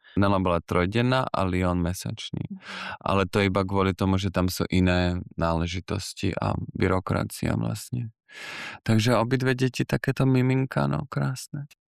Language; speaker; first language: Slovak; native; Slovak